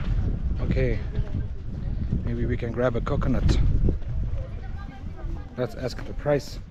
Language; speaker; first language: English; non-native, fluent; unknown